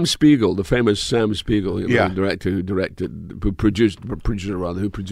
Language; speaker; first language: English; native; English